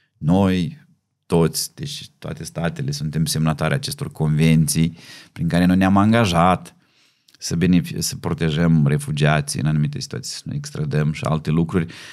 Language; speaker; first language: Romanian; native; Romanian